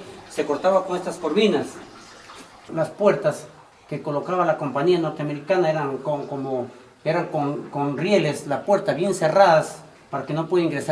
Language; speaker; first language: Spanish; native; Spanish